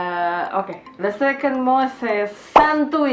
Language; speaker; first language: French; non-native, learner; Indonesian